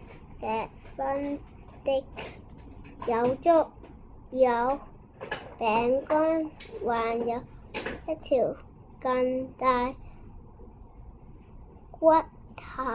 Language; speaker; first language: Chinese; non-native, local second language; Cantonese